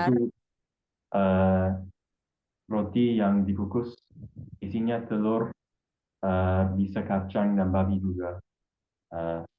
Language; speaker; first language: Indonesian; non-native, fluent; English